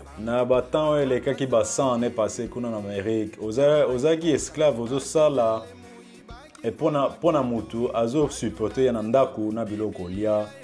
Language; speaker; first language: Lingala; early bilingual, heritage; Lingala